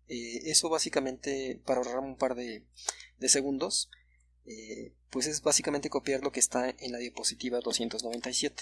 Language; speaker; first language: Spanish; native; Spanish